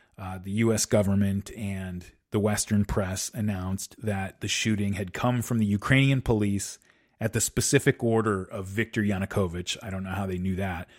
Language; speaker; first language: English; native; English